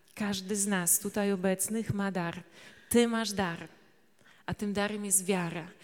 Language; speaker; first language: Polish; native; Polish